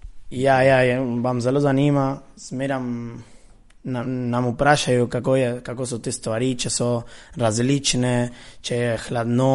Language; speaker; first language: Slovenian; early bilingual, heritage; Spanish